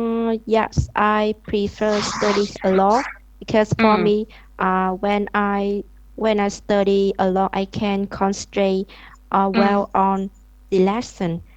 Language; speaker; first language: English; non-native, learner; Vietnamese